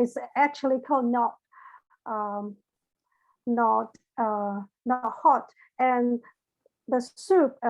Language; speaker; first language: English; non-native, learner; Chinese